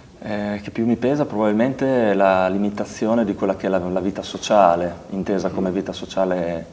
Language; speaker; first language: Italian; native; Italian